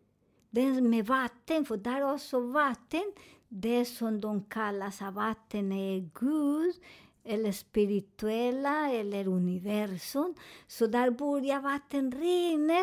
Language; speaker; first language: Swedish; non-native, learner; Spanish